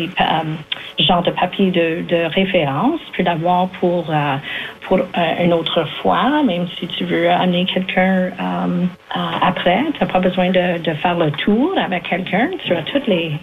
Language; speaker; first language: French; native; French